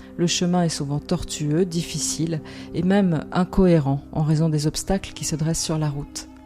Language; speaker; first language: French; native; French